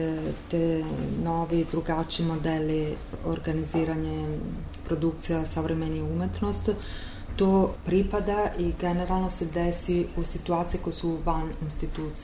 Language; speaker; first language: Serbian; non-native, learner; Italian